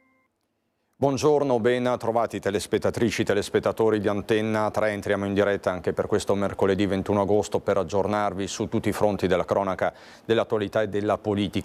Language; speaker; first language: Italian; native; Italian